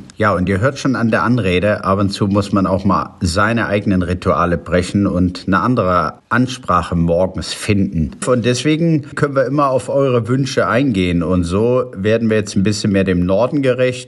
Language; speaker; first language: German; native; German